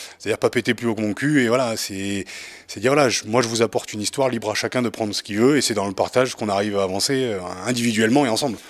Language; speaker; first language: French; native; French